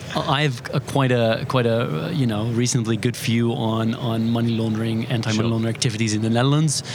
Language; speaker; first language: English; non-native, fluent; Dutch